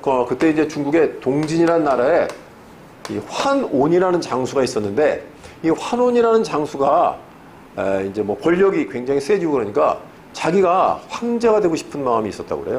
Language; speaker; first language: Korean; native; Korean